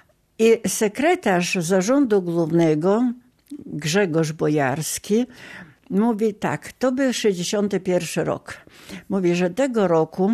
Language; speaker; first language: Polish; non-native, local second language; Ukrainian